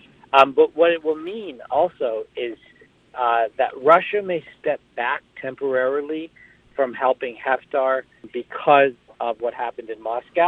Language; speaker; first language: English; native; English